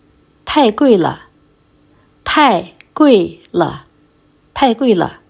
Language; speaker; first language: Chinese; non-native, fluent; Kazakh